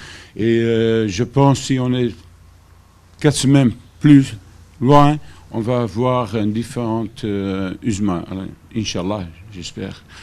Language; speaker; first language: French; non-native, fluent; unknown